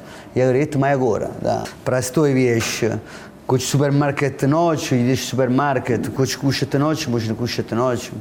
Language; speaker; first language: Russian; non-native, learner; Italian